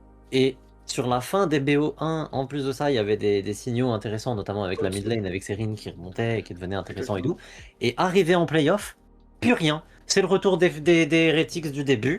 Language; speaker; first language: French; native; French